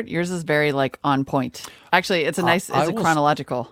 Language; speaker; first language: English; native; English